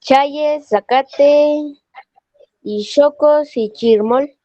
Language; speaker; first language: Spanish; native; Spanish